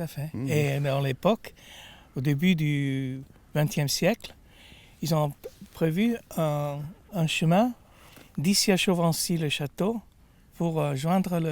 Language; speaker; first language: French; non-native, fluent; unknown